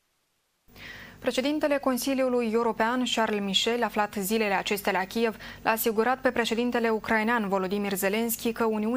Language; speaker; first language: Romanian; native; Romanian